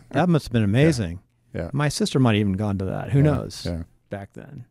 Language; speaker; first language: English; native; English